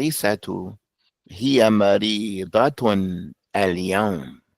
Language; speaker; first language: Arabic; non-native, fluent; English